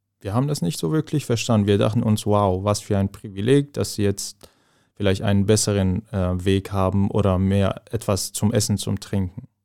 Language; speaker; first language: German; non-native, fluent; Persian